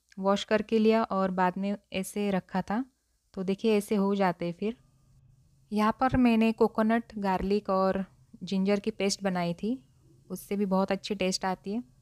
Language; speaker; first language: Hindi; non-native, local second language; Marathi